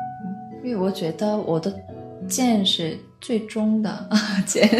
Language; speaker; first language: Chinese; non-native, learner; Korean